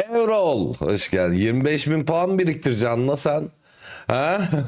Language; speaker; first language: Turkish; native; Turkish